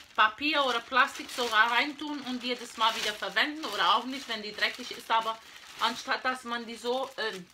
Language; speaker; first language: German; non-native, learner; Portuguese